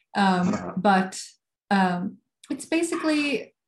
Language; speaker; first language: English; non-native, fluent; Swedish